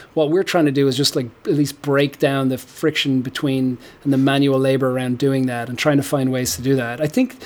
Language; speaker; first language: English; native; English